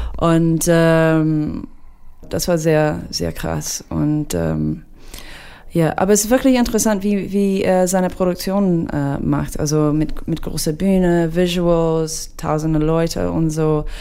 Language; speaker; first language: German; non-native, fluent; English